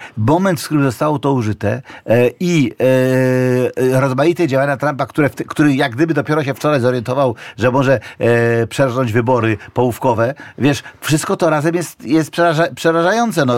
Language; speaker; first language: Polish; native; Polish